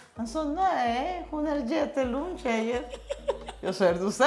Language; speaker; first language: Swedish; non-native, learner; Spanish